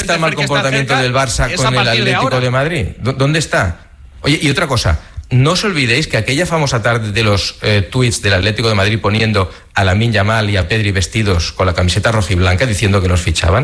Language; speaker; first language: Spanish; native; Spanish